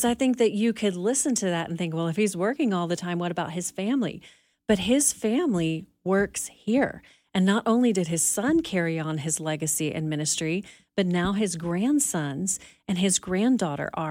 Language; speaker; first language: English; native; English